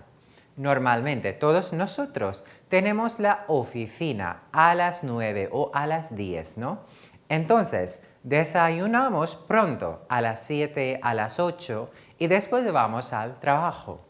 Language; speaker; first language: Spanish; non-native, fluent; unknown